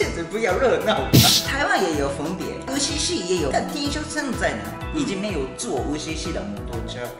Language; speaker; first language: Chinese; non-native, fluent; Japanese